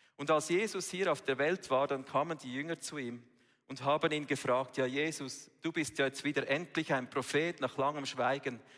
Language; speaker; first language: German; native; German